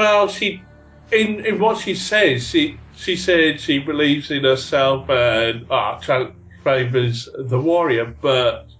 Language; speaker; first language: English; native; English